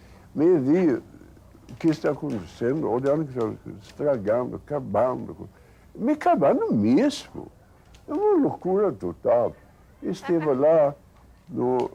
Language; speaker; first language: Portuguese; non-native, learner; Swedish